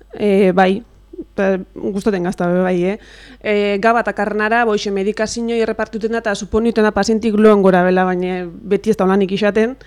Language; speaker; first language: Basque; native; Basque